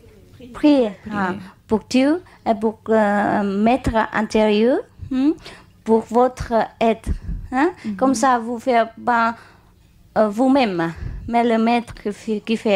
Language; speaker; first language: French; non-native, learner; Vietnamese